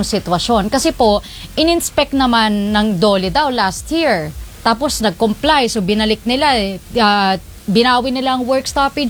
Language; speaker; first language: Filipino; native; Filipino